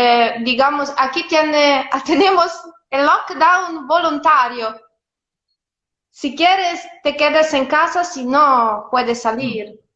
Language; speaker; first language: Spanish; non-native, fluent; Italian